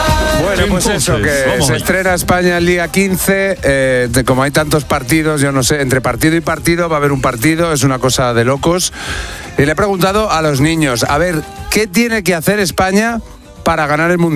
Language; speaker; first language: Spanish; native; Spanish